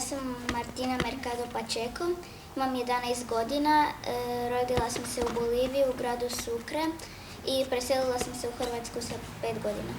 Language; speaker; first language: Bosnian; early bilingual, other home language; Spanish